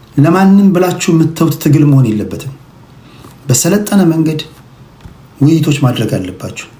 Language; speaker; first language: Amharic; native; Amharic